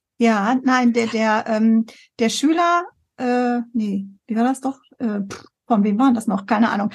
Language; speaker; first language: German; native; German